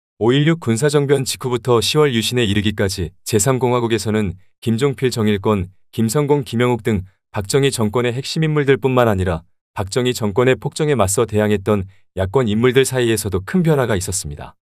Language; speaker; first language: Korean; native; Korean